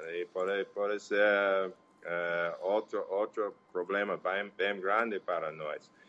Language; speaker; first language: Portuguese; non-native, learner; English